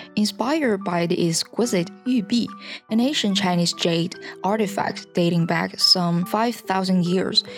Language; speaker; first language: English; non-native, fluent; Chinese